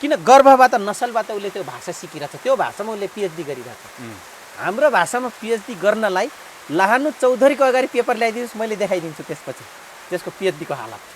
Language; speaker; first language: Nepali; non-native, local second language; Rana Tharu